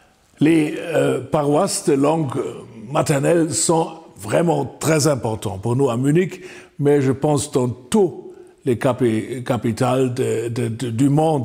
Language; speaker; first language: French; non-native, fluent; German